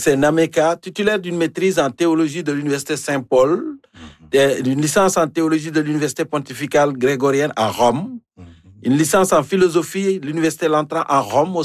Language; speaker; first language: French; native; French